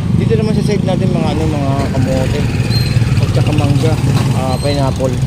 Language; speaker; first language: Filipino; native; Filipino